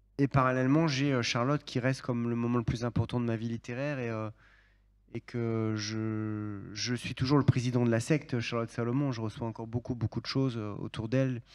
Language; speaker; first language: French; native; French